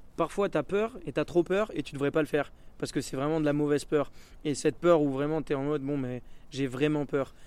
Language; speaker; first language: French; native; French